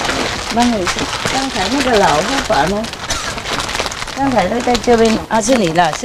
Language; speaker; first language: Chinese; non-native, fluent; Vietnamese